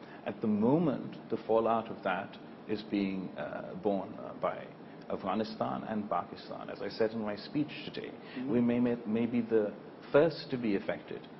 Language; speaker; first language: English; non-native, local second language; Urdu